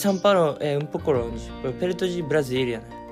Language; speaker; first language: Portuguese; non-native, learner; Japanese